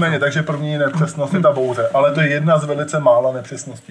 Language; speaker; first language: Czech; native; Czech